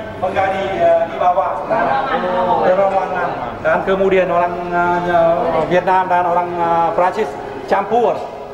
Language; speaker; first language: Indonesian; non-native, learner; Vietnamese